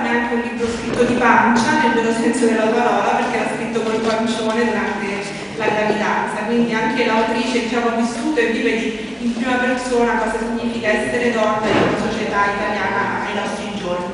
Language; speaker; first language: Italian; native; Italian